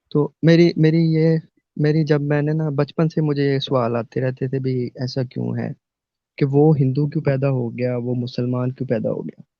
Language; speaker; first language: Urdu; non-native, local second language; Punjabi